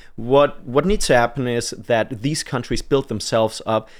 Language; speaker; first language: English; non-native, fluent; German